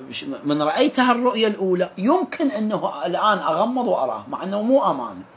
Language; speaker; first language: Arabic; native; Arabic